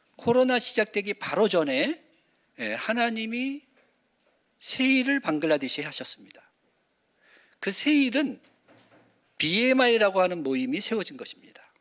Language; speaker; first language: Korean; native; Korean